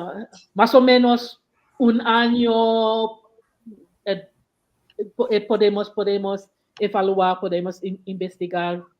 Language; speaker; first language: Spanish; non-native, learner; English